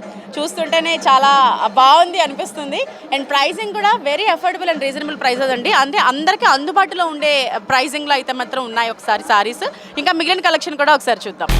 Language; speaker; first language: Telugu; native; Telugu